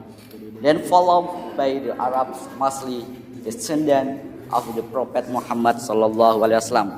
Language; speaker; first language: English; non-native, learner; Indonesian